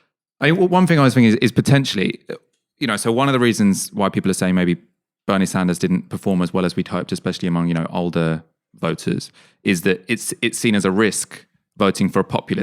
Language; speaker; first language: English; native; English